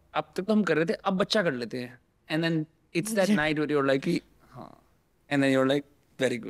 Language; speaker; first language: Hindi; native; Hindi